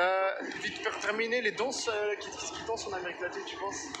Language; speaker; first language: French; native; French